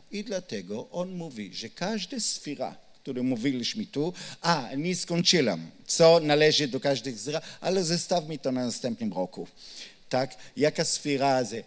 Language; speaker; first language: Polish; non-native, learner; Hebrew